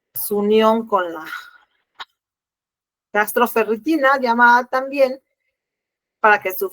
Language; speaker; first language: Spanish; native; Spanish